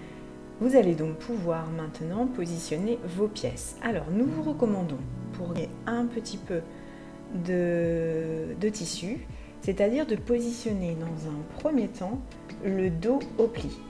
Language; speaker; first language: French; native; French